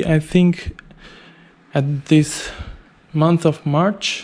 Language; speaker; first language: English; non-native, learner; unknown